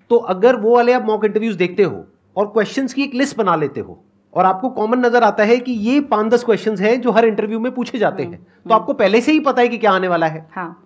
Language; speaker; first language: Hindi; native; Hindi